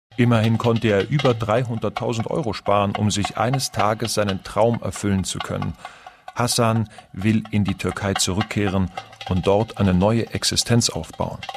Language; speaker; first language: German; non-native, fluent; Persian